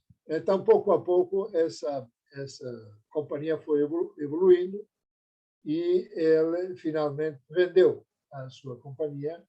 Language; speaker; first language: Portuguese; non-native, fluent; Persian